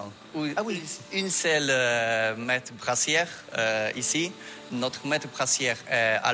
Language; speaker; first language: French; non-native, learner; Polish